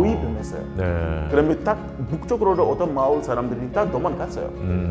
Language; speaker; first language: Korean; non-native, learner; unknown